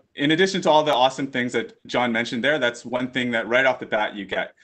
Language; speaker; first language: English; native; English